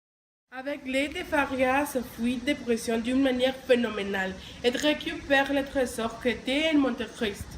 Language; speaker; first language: French; non-native, learner; Spanish